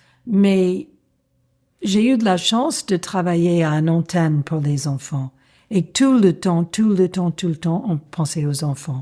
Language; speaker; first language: French; non-native, fluent; English